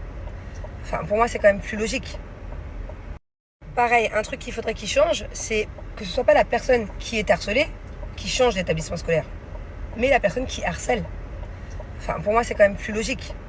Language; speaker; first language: French; native; French